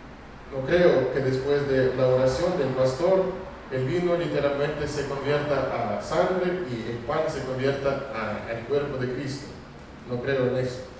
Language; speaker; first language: Spanish; non-native, fluent; Russian